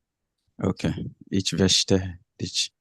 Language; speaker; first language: German; non-native, learner; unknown